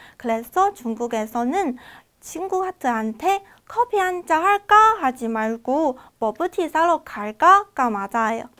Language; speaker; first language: Korean; non-native, fluent; Chinese